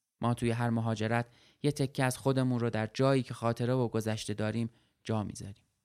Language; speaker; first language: Persian; early bilingual, other home language; Arabic